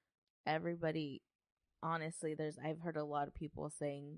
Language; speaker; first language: English; early bilingual, other home language; Spanish